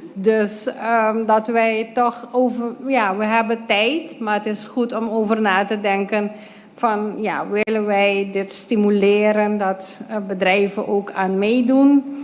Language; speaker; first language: Dutch; non-native, local second language; Papiamento